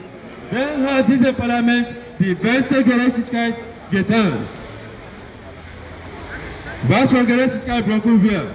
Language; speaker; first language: German; non-native, learner; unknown